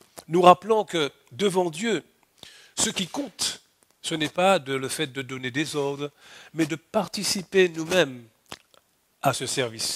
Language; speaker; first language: French; native; French